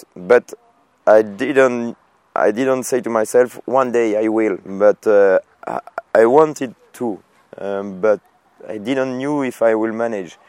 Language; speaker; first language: English; non-native, fluent; French